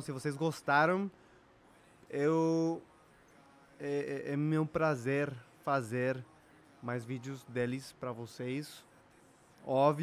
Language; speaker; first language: Portuguese; non-native, fluent; Spanish